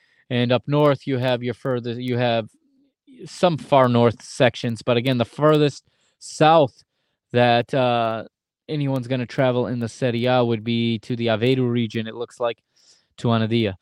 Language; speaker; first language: English; native; English